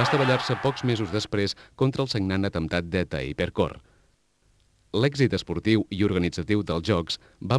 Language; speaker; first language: Catalan; native; Catalan